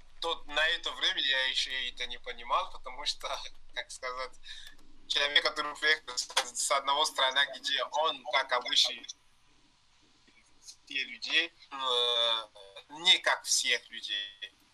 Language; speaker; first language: Russian; non-native, learner; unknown